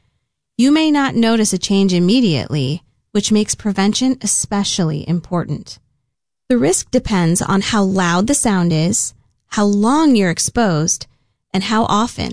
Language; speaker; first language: English; native; English